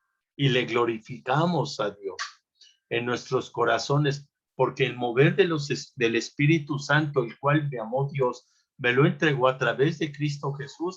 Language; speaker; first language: Spanish; native; Spanish